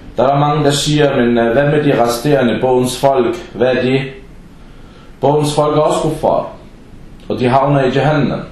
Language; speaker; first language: Danish; non-native, local second language; Arabic